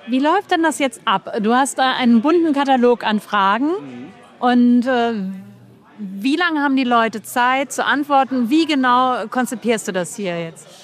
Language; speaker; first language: German; native; German